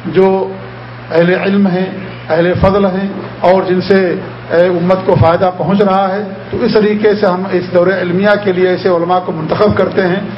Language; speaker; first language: Urdu; native; Urdu